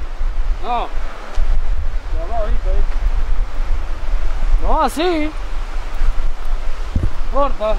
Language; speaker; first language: Spanish; native; Spanish